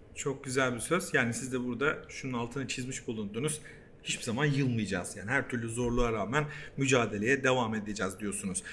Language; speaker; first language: Turkish; early bilingual, heritage; Turkish